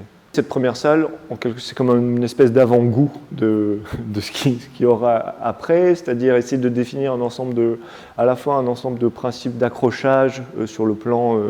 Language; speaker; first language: French; native; French